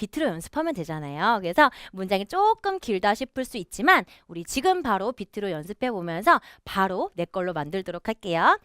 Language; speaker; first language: Korean; native; Korean